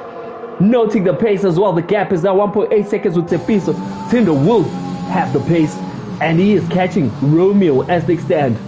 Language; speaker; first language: English; non-native, local second language; Zulu